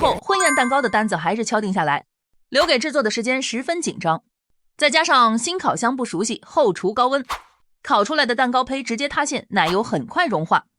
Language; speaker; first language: Chinese; native; Chinese